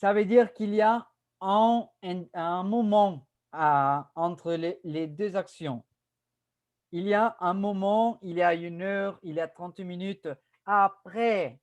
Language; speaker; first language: French; non-native, fluent; Spanish